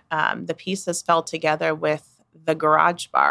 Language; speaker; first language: English; native; English